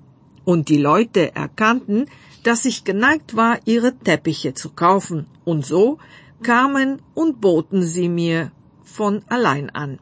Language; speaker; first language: German; non-native, fluent; Bulgarian